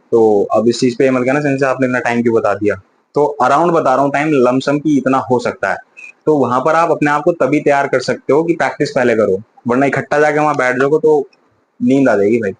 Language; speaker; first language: Hindi; native; Hindi